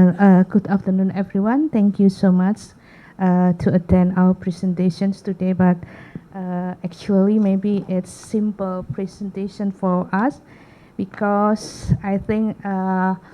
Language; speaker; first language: English; non-native, learner; Indonesian